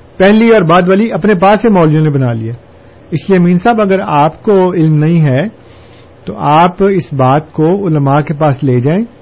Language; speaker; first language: Urdu; non-native, local second language; Punjabi